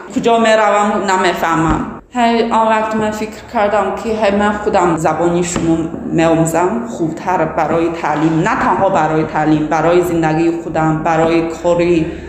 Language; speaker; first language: Persian; non-native, learner; Chinese